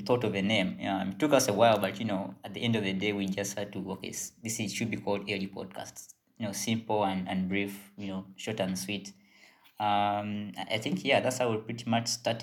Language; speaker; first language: English; non-native, local second language; Ganda